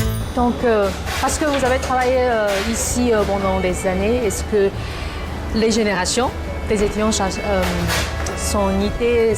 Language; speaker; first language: French; non-native, fluent; Chinese